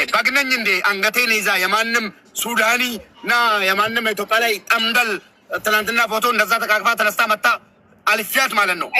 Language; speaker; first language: Amharic; non-native, local second language; Oromo